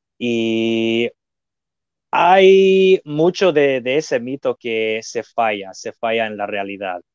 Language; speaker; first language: Spanish; non-native, fluent; English